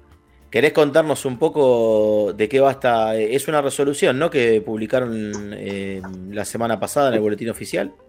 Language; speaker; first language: Spanish; native; Spanish